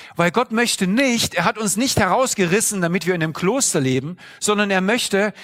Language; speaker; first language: German; native; German